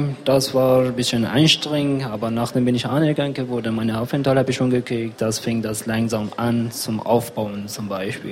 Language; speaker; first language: German; non-native, learner; Persian